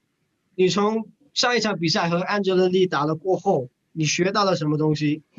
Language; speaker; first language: Chinese; early bilingual, heritage; English